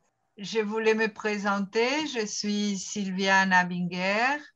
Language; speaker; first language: French; non-native, fluent; Portuguese